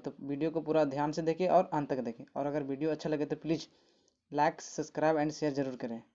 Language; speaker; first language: Hindi; native; Hindi